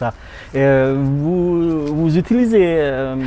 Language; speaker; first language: French; non-native, learner; Hungarian